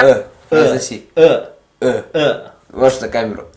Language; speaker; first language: Russian; native; Russian